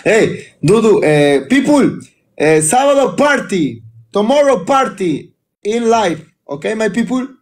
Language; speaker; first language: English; non-native, learner; Spanish